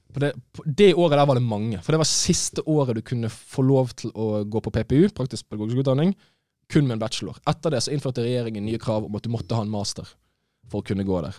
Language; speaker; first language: Norwegian; native; Norwegian